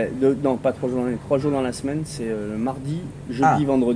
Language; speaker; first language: French; native; French